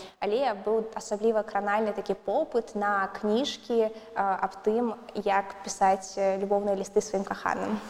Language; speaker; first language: Belarusian; non-native, local second language; Russian